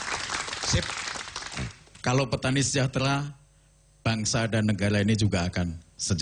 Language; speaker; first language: Indonesian; non-native, local second language; Javanese